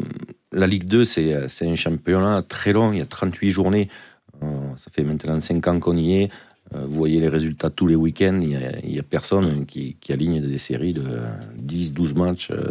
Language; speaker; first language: French; native; French